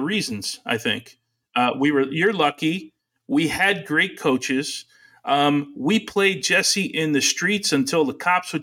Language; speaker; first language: English; early bilingual, other home language; Italian